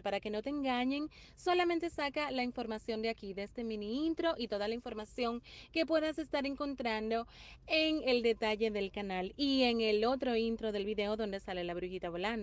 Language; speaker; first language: Spanish; native; Spanish